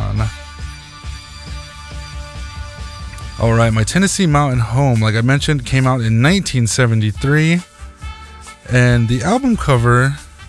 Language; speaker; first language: English; native; English